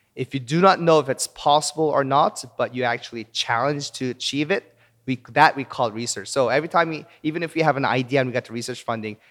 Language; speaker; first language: English; early bilingual, other home language; Korean